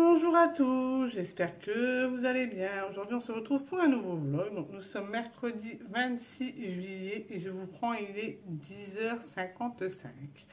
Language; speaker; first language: French; native; French